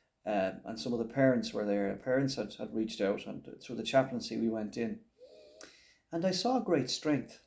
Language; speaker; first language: English; native; English